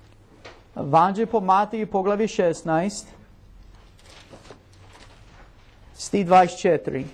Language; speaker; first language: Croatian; non-native, learner; English